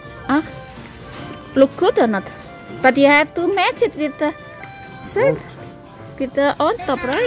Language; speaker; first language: English; non-native, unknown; Indonesian